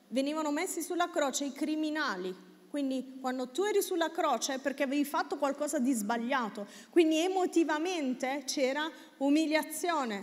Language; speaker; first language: Italian; native; Italian